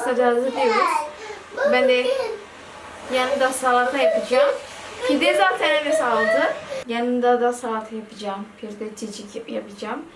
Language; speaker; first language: Turkish; non-native, learner; Indonesian